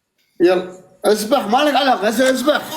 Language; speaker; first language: Arabic; native; Arabic